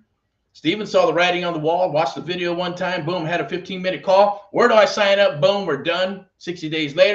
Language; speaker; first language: English; native; English